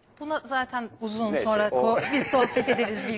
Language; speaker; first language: Turkish; native; Turkish